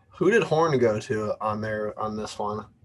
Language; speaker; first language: English; native; English